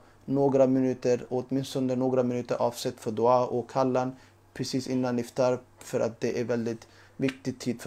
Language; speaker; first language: Swedish; early bilingual, other home language; Urdu